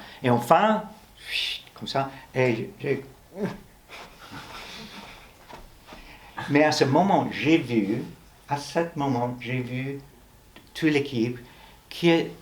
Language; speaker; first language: French; non-native, learner; English